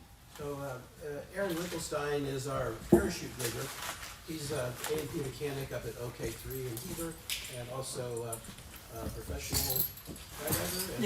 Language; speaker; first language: English; native; English